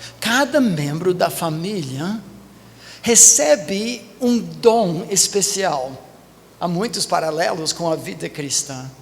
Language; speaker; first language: Portuguese; non-native, fluent; English